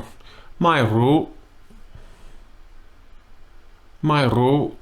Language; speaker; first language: Thai; non-native, fluent; English